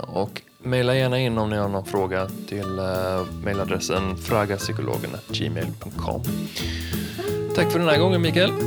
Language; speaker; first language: Swedish; native; Swedish